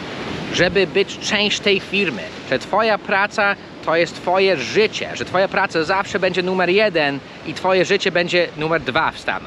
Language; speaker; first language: Polish; early bilingual, heritage; Polish